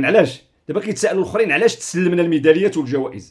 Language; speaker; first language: Arabic; native; Arabic